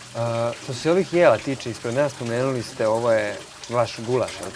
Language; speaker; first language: Bosnian; native; Bosnian